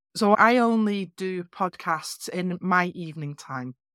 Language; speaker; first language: English; native; English